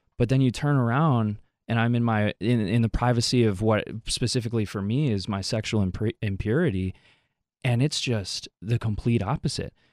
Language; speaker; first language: English; native; English